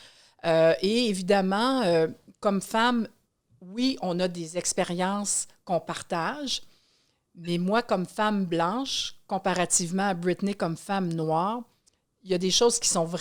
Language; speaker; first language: French; native; French